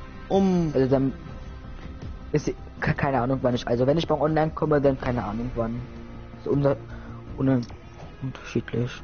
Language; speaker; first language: German; native; German